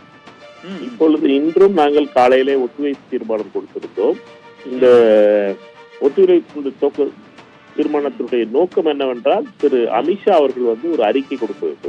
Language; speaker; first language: Tamil; native; Tamil